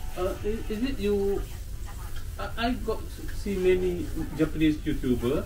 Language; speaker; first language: English; non-native, local second language; Malay